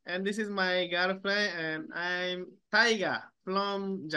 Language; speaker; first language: English; non-native, learner; Japanese